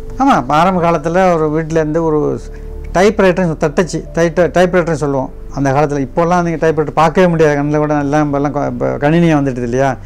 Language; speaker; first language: Tamil; native; Tamil